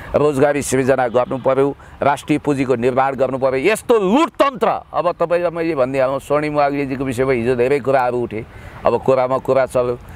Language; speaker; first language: Nepali; native; Nepali